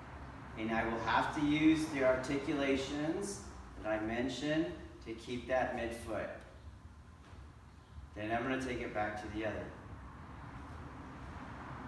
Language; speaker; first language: English; native; English